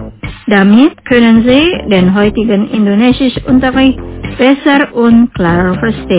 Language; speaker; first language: German; non-native, fluent; Indonesian